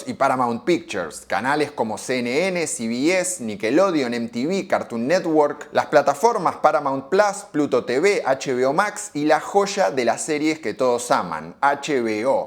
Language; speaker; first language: Spanish; native; Spanish